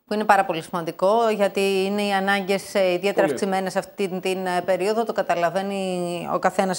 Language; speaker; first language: Greek; native; Greek